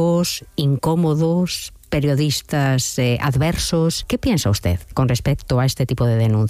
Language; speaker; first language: Spanish; native; Spanish